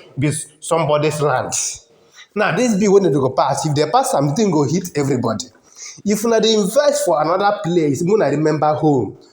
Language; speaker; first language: Nigerian Pidgin; non-native, local second language; Igbo